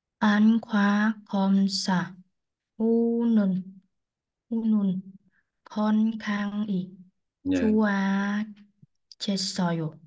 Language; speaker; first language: Korean; non-native, learner; Vietnamese